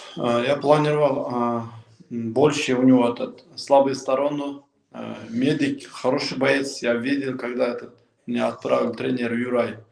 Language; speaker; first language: Russian; non-native, local second language; Kyrgyz